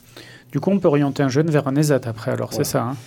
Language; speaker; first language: French; native; French